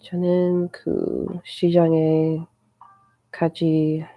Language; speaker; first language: Korean; non-native, learner; English